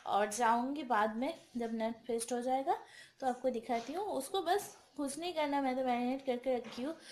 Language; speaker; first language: Hindi; non-native, local second language; Bangla